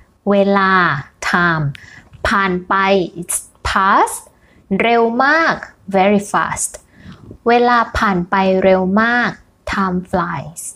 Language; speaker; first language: Thai; native; Thai